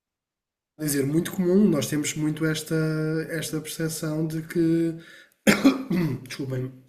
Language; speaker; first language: Portuguese; native; Portuguese